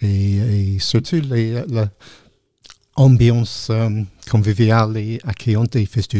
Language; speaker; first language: French; non-native, learner; English